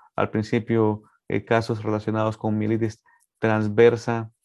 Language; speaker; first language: Spanish; native; Spanish